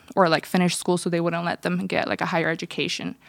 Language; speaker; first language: English; early bilingual, other home language; Russian